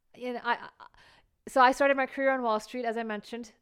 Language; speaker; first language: English; early bilingual, other home language; Bangla